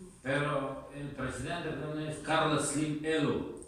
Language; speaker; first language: Spanish; non-native, learner; Russian